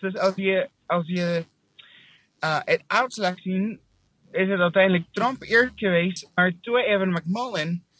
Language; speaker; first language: Dutch; non-native, fluent; English